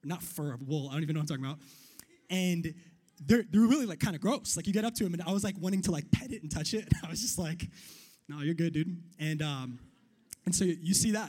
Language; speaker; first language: English; native; English